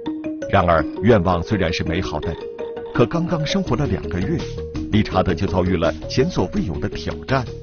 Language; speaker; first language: Chinese; native; Chinese